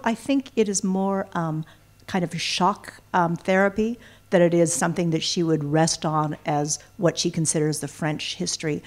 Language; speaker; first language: English; native; English